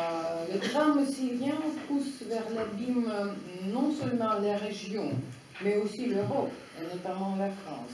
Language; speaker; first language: French; non-native, fluent; Russian